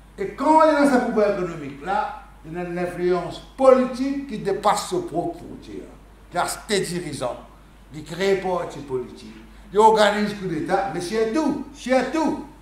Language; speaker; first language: French; non-native, local second language; Morisyen